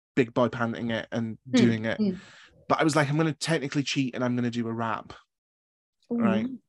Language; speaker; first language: English; native; English